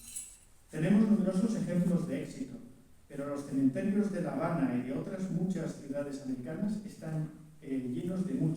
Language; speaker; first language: Spanish; native; Spanish